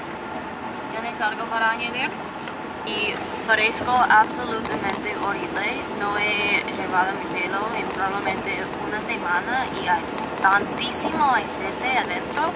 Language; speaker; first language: Spanish; non-native, learner; English